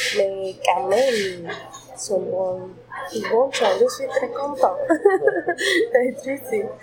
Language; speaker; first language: French; non-native, fluent; Spanish